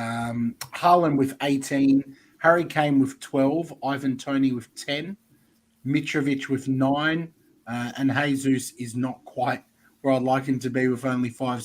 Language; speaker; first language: English; native; English